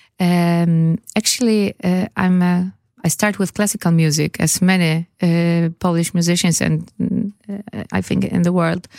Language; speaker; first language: English; non-native, learner; Polish